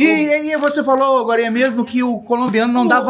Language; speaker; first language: Portuguese; native; Portuguese